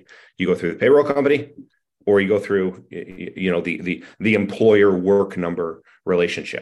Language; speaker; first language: English; native; English